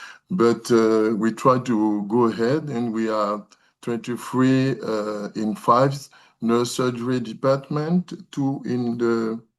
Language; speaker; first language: English; non-native, learner; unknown